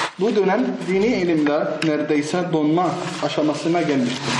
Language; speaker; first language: Turkish; non-native, fluent; Arabic